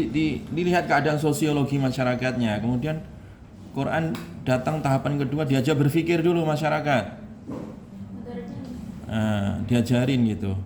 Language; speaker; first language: Indonesian; native; Indonesian